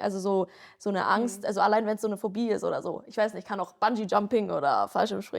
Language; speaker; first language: German; native; German